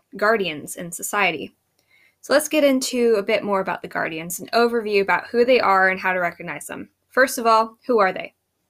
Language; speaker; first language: English; native; English